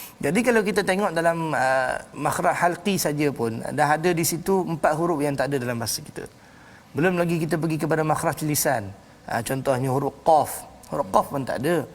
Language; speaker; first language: Malay; native; Malay